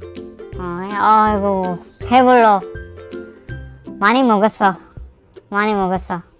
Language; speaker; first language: Korean; non-native, learner; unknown